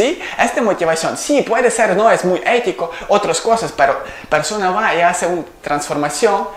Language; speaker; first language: Spanish; non-native, learner; Ukrainian